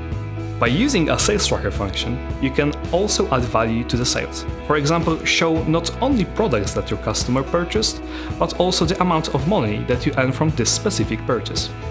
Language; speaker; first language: English; non-native, fluent; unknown